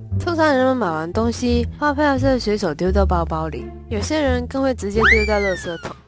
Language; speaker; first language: Chinese; non-native, local second language; Cantonese